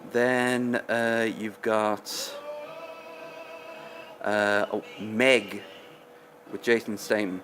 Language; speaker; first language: English; native; English